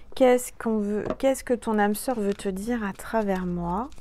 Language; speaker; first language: French; native; French